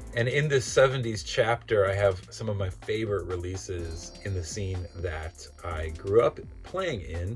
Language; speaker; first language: English; native; English